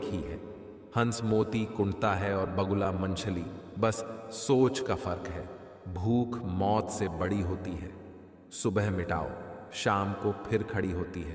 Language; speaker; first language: Hindi; native; Hindi